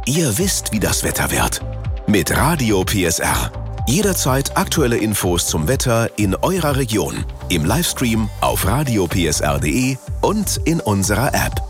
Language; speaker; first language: German; native; German